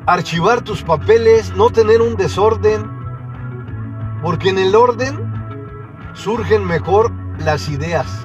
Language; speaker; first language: Spanish; native; Spanish